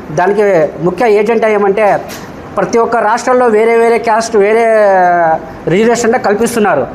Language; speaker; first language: Telugu; non-native, local second language; Lambadi